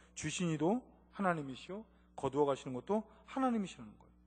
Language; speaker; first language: Korean; native; Korean